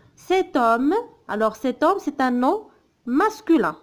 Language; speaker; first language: French; non-native, local second language; Arabic